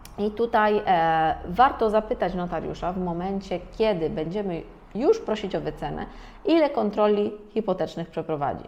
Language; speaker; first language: Polish; native; Polish